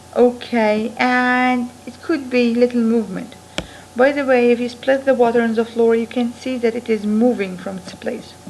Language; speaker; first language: English; non-native, fluent; Arabic